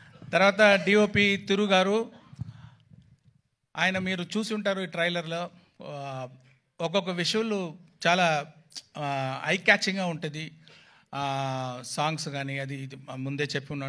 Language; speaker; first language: Telugu; non-native, local second language; Tamil